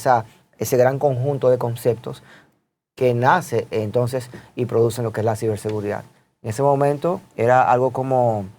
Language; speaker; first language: Spanish; native; Spanish